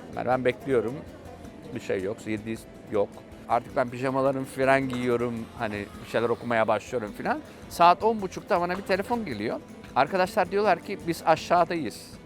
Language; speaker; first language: Turkish; native; Turkish